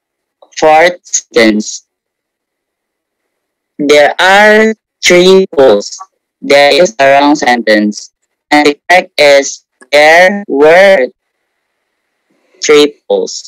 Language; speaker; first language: English; non-native, learner; Indonesian